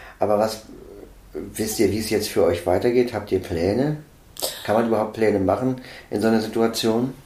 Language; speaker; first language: German; native; German